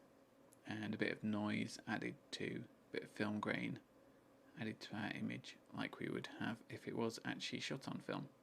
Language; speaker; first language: English; native; English